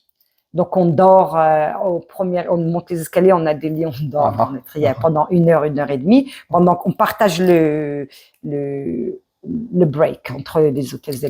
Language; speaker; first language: French; early bilingual, other home language; Arabic